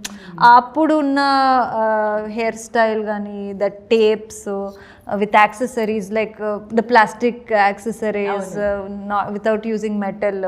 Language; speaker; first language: Telugu; non-native, learner; Kannada